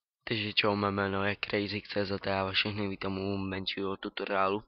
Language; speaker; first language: Czech; native; Czech